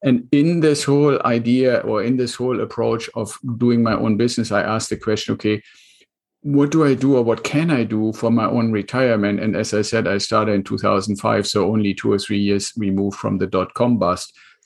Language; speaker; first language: English; non-native, fluent; German